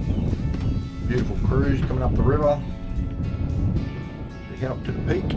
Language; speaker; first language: English; native; English